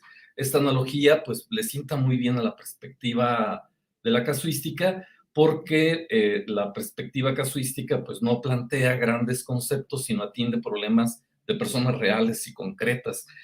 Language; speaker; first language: Spanish; native; Spanish